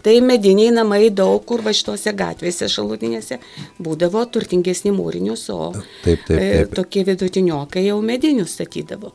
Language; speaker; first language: Lithuanian; native; Lithuanian